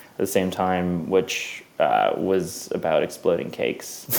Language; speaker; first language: English; native; English